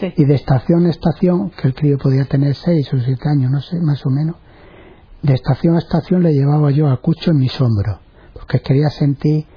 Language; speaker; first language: Spanish; native; Spanish